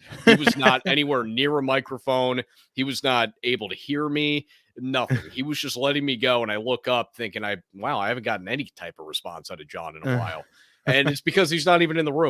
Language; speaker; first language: English; native; English